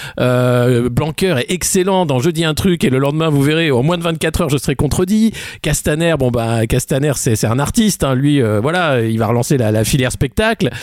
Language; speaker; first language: French; native; French